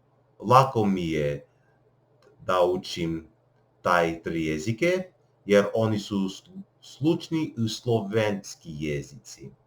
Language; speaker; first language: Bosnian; non-native, learner; English